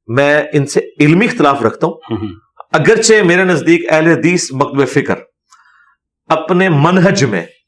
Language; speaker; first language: Urdu; native; Urdu